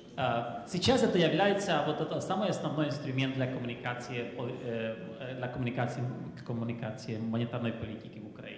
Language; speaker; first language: Russian; non-native, fluent; Czech